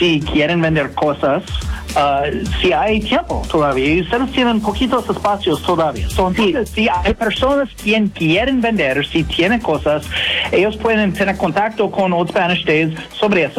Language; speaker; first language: Spanish; non-native, fluent; English